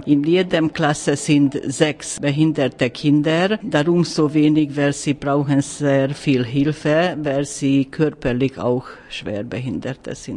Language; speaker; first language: German; non-native, learner; Hungarian